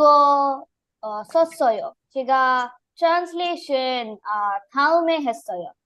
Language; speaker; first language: Korean; non-native, learner; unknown